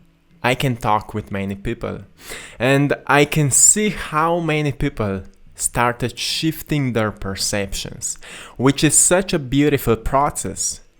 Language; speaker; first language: English; non-native, fluent; Slovenian